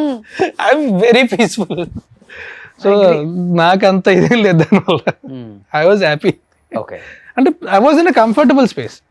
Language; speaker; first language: Telugu; native; Telugu